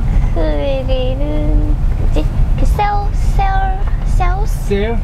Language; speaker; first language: Korean; non-native, learner; Vietnamese